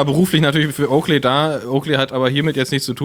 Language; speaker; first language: German; native; German